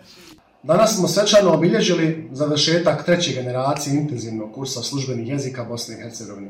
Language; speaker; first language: Serbian; native; Serbian